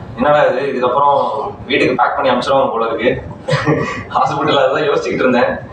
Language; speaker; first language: Tamil; native; Tamil